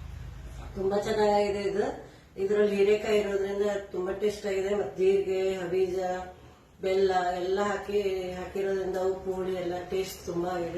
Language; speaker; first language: Kannada; native; Kannada